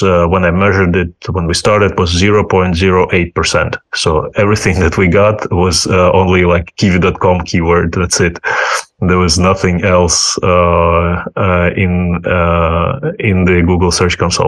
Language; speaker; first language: English; non-native, fluent; Ukrainian